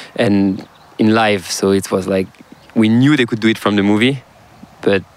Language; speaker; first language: English; non-native, fluent; French